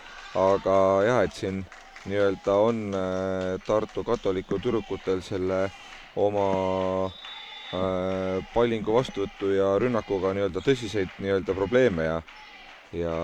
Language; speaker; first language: Estonian; native; Estonian